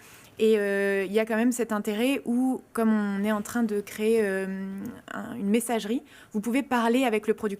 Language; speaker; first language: French; native; French